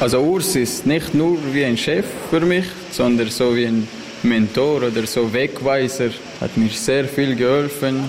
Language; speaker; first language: German; non-native, learner; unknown